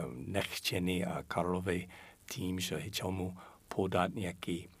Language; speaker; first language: Czech; non-native, fluent; English